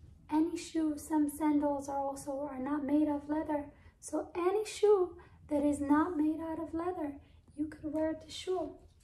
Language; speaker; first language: English; non-native, fluent; Hebrew